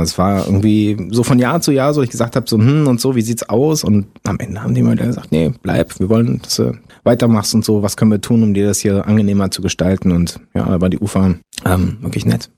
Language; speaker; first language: German; early bilingual, other home language; French